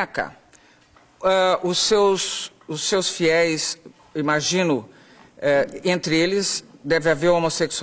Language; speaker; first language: Portuguese; native; Portuguese